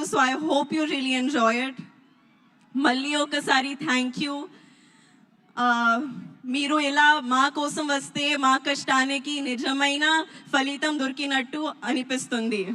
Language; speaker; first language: Telugu; non-native, learner; Hindi